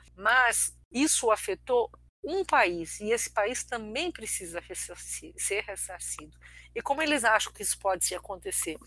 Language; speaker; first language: Portuguese; early bilingual, other home language; Armenian